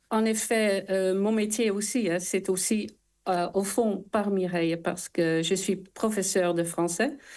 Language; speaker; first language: French; non-native, fluent; Dutch